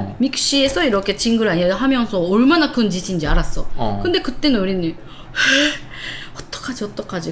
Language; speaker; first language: Korean; non-native, learner; Japanese